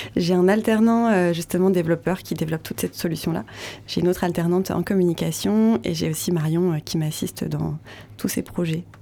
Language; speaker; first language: French; native; French